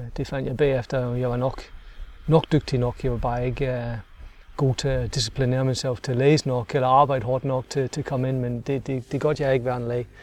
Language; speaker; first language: Danish; non-native, fluent; English